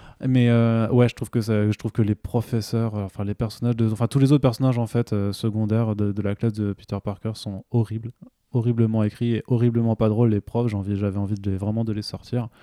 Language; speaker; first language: French; native; French